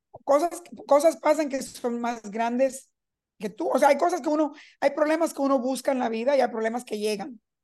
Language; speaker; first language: Spanish; early bilingual, heritage; Spanish